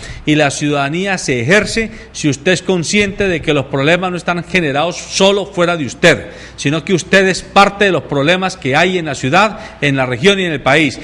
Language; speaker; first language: Spanish; native; Spanish